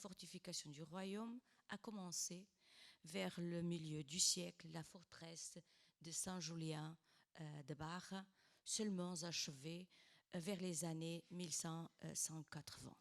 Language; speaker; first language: French; non-native, fluent; Portuguese